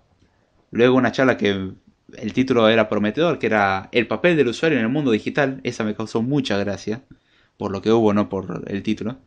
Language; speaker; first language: Spanish; native; Spanish